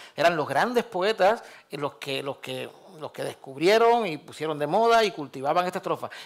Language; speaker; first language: Spanish; native; Spanish